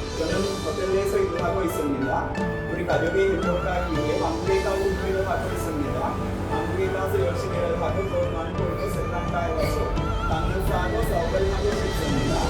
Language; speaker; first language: Korean; non-native, learner; Sinhala